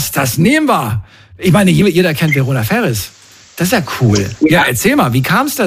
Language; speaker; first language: German; native; German